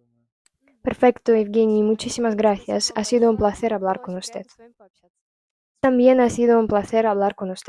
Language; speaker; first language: Spanish; non-native, fluent; Russian